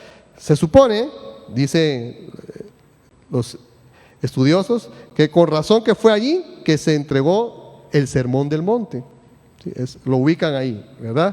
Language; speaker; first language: Spanish; native; Spanish